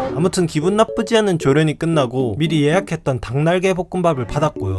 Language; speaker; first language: Korean; native; Korean